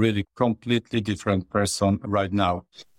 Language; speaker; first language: English; non-native, fluent; Polish